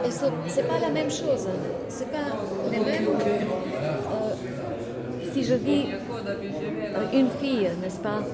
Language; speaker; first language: French; non-native, fluent; Slovenian